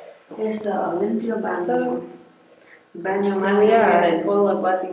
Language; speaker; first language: Spanish; non-native, learner; English